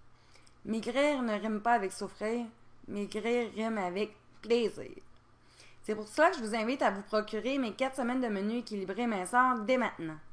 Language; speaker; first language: French; native; French